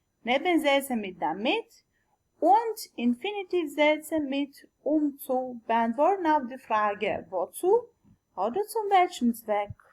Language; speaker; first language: German; non-native, learner; Albanian